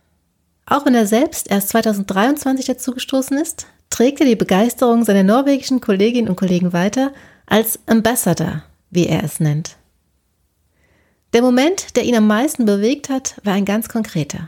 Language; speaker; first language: German; native; German